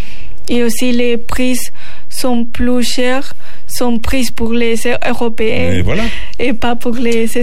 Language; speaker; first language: French; non-native, learner; Spanish